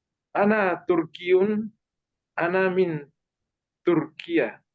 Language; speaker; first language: Arabic; non-native, learner; Indonesian